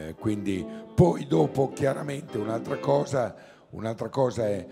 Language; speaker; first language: Italian; native; Italian